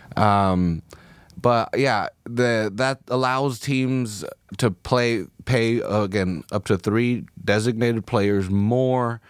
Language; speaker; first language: English; native; English